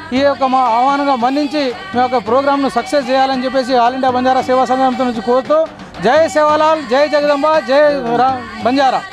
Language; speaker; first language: Telugu; non-native, local second language; Lambadi